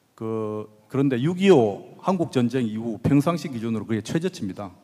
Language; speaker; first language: Korean; native; Korean